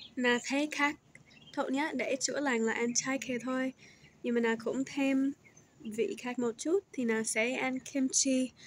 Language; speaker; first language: Vietnamese; early bilingual, heritage; Vietnamese